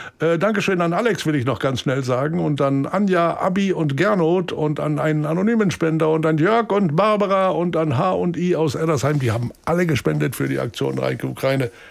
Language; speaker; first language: German; native; German